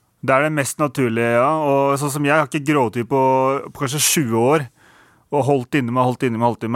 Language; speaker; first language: Norwegian; native; Norwegian